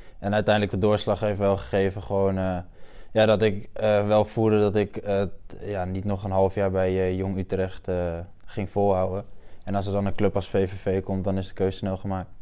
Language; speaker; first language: Dutch; native; Dutch